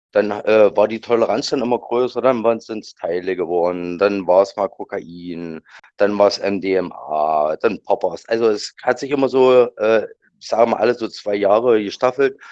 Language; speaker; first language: German; native; German